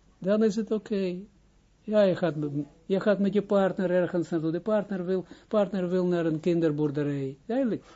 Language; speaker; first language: Dutch; non-native, fluent; Hebrew